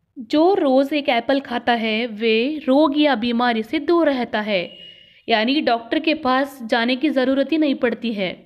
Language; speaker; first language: Hindi; non-native, local second language; Kannada